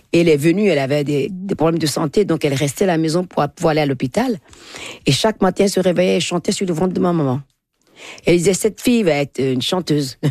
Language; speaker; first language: French; non-native, local second language; Fon